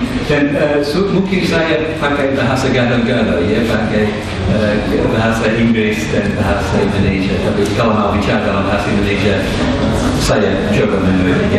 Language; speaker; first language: Indonesian; non-native, fluent; English